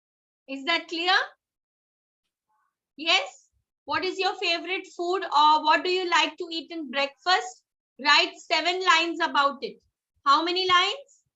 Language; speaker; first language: English; non-native, local second language; Hindi